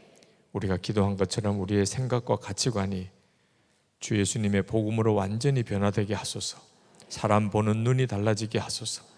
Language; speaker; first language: Korean; native; Korean